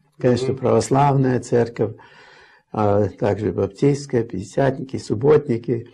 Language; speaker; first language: Russian; early bilingual, heritage; Russian